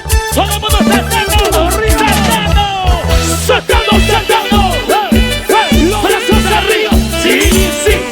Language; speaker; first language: Spanish; native; Spanish